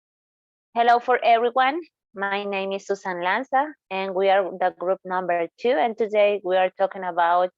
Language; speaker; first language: English; non-native, learner; Spanish